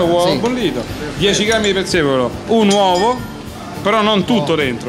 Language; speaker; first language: Italian; native; Italian